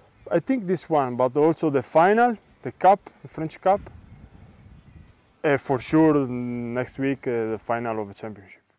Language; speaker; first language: English; non-native, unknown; Italian